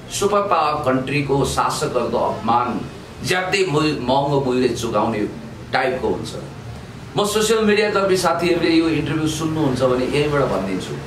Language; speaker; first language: Nepali; native; Nepali